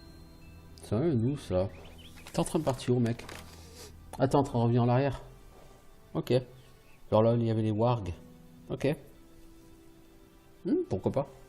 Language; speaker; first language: French; native; French